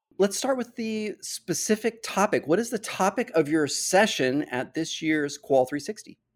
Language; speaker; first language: English; native; English